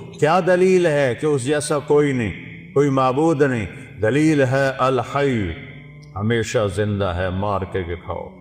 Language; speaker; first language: Urdu; non-native, local second language; Saraiki